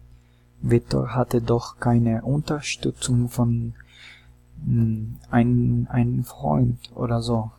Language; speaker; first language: German; non-native, learner; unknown